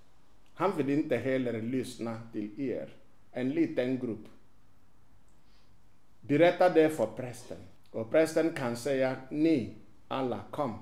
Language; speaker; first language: Swedish; non-native, fluent; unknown